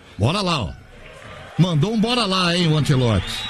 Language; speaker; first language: Portuguese; native; Portuguese